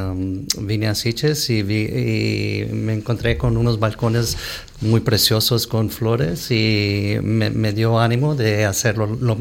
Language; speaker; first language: Spanish; early bilingual, heritage; Spanish